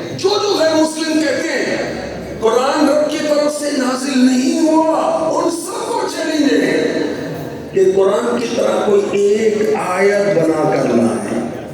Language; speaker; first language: Urdu; non-native, local second language; Punjabi